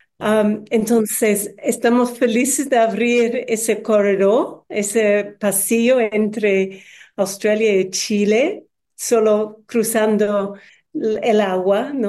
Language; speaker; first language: Spanish; non-native, fluent; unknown